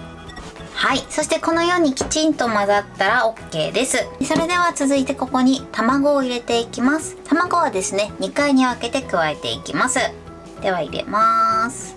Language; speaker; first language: Japanese; native; Japanese